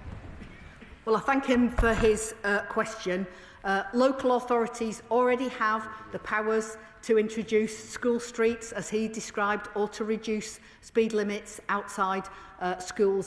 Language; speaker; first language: English; native; English